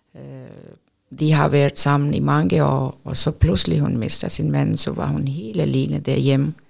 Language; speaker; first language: Danish; non-native, fluent; Urdu